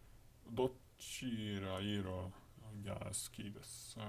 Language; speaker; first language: Japanese; non-native, learner; English